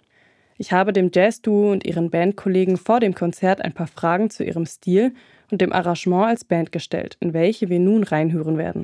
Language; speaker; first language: German; native; German